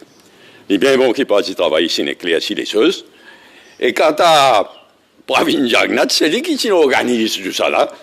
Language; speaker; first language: French; non-native, local second language; Morisyen